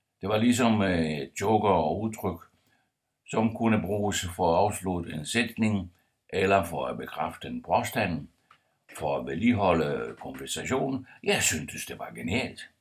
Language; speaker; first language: Danish; non-native, fluent; Italian